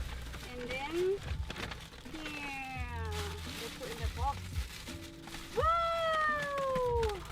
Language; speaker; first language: English; non-native, learner; Thai